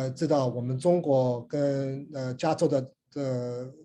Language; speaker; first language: Chinese; early bilingual, heritage; Chinese